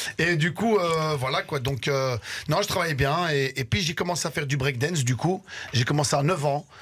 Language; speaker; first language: French; early bilingual, other home language; Arabic